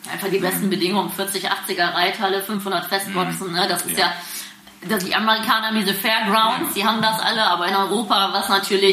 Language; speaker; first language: German; native; German